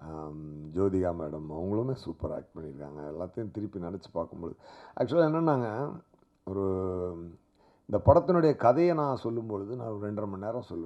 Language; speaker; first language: Tamil; native; Tamil